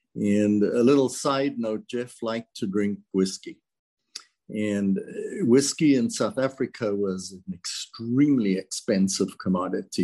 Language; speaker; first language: English; native; English